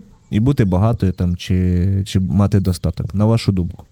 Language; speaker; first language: Ukrainian; native; Ukrainian